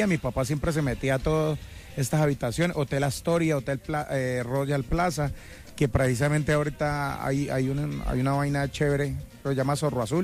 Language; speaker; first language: Spanish; native; Spanish